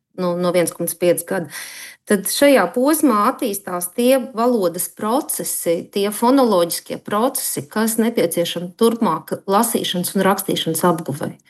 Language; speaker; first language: Latvian; native; Latvian